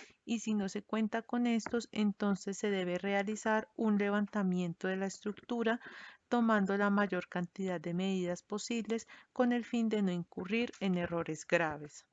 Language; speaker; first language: Spanish; native; Spanish